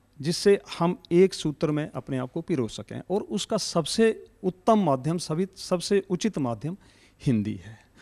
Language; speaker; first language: Hindi; native; Hindi